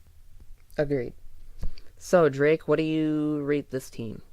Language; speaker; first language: English; native; English